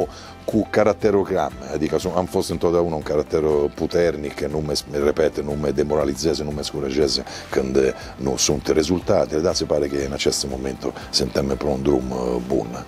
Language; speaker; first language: Romanian; non-native, learner; Italian